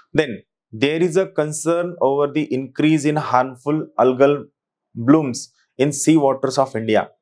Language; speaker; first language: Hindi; non-native, local second language; Marathi